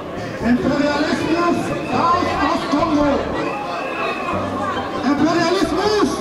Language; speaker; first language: German; non-native, fluent; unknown